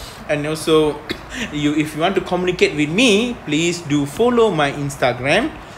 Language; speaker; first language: English; non-native, local second language; Malay